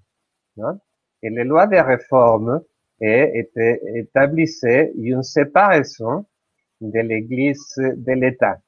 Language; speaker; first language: French; non-native, fluent; Spanish